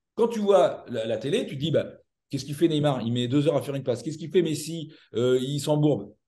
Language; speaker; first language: French; native; French